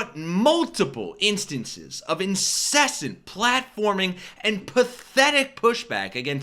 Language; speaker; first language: English; native; English